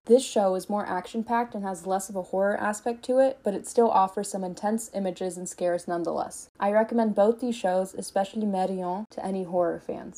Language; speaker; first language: English; native; English